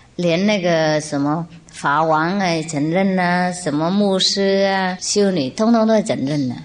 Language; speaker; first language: Chinese; non-native, fluent; Vietnamese